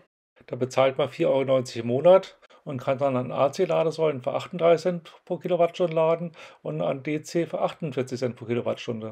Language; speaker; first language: German; native; German